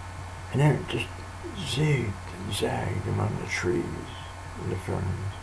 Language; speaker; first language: English; native; English